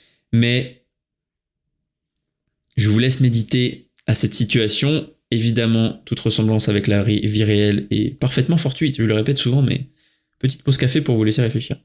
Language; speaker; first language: French; native; French